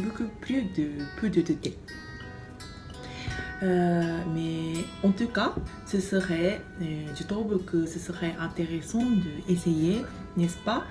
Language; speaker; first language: French; non-native, fluent; Japanese